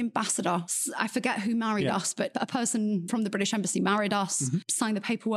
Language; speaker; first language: English; native; English